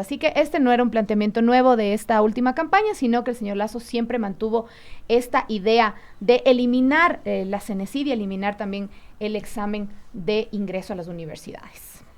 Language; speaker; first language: Spanish; native; Spanish